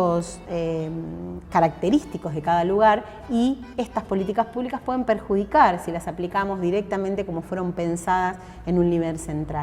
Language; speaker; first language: Spanish; native; Spanish